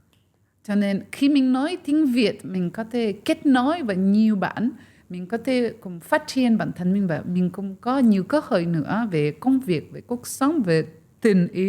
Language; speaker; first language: Vietnamese; non-native, fluent; French